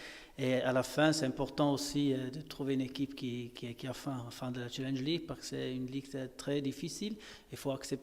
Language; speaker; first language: French; non-native, fluent; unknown